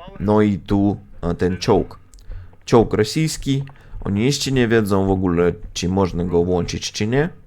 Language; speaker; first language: Polish; non-native, fluent; Russian